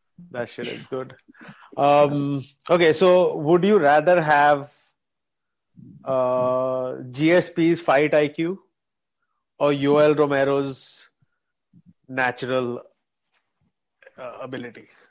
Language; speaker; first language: English; non-native, local second language; Hindi